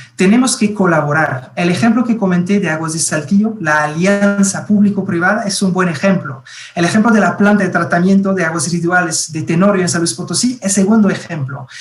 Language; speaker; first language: Spanish; non-native, fluent; French